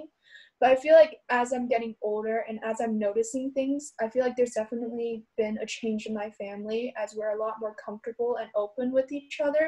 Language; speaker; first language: English; native; English